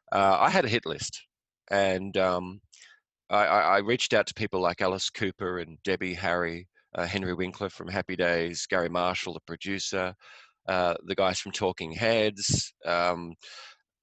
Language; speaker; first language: English; native; English